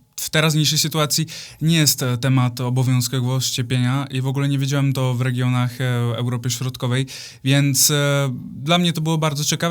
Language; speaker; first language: Polish; non-native, fluent; Czech